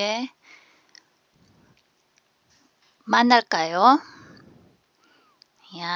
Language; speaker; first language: Korean; non-native, fluent; Filipino